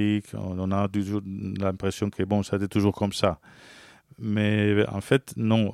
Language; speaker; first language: French; non-native, fluent; Spanish